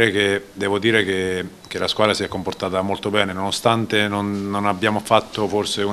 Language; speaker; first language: Italian; native; Italian